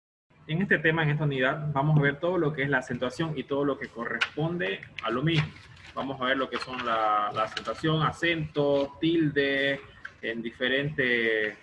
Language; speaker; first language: Spanish; native; Spanish